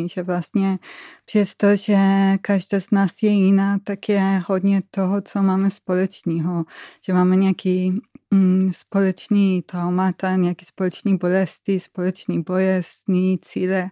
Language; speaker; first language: Czech; non-native, fluent; Hebrew